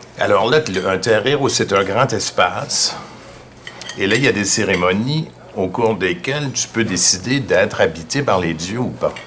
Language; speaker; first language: French; native; French